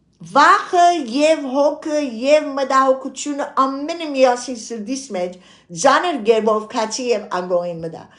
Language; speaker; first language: Armenian; early bilingual, heritage; Armenian